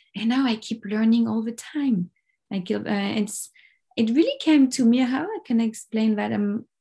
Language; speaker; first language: English; non-native, fluent; French